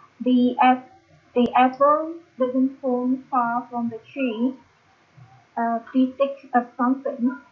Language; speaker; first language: English; non-native, learner; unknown